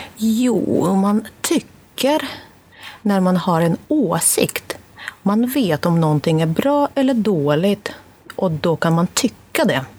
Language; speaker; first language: Swedish; non-native, fluent; Russian